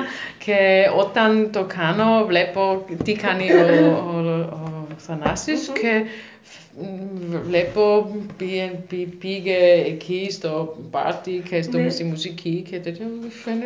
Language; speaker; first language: Greek; non-native, learner; German